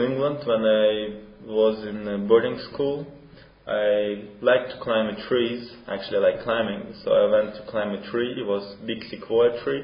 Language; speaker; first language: English; non-native, fluent; Russian